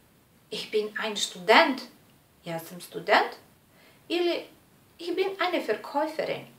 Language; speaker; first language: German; non-native, learner; Serbian